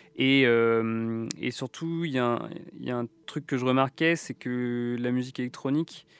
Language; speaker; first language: French; native; French